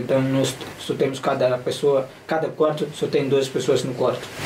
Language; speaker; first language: Portuguese; non-native, learner; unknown